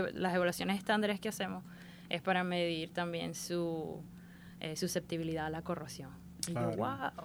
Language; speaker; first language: Spanish; native; Spanish